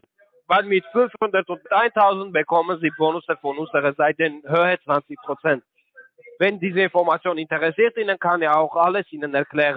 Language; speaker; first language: German; non-native, learner; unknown